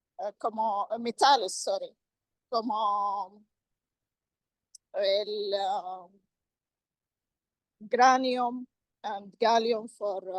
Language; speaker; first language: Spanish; non-native, learner; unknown